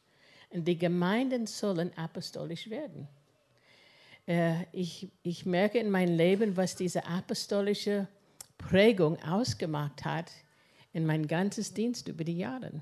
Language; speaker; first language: German; non-native, fluent; English